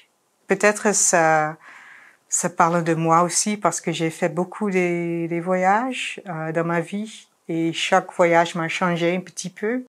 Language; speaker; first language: French; non-native, fluent; Dutch